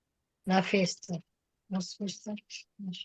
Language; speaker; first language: Spanish; non-native, learner; Urdu